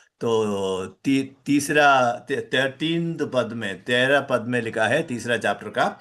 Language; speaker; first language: Hindi; non-native, local second language; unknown